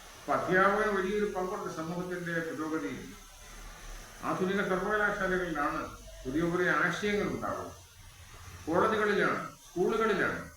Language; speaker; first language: Malayalam; native; Malayalam